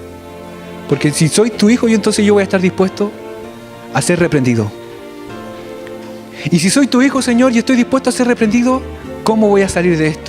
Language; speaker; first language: Spanish; native; Spanish